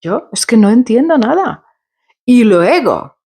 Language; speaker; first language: Spanish; non-native, fluent; Polish